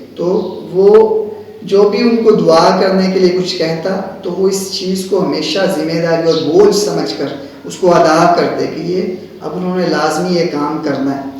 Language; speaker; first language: Urdu; non-native, local second language; Punjabi